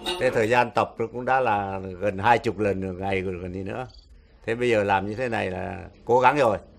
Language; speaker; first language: Vietnamese; non-native, local second language; Tày